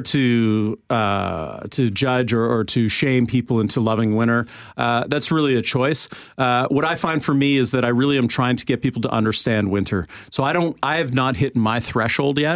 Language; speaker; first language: English; native; English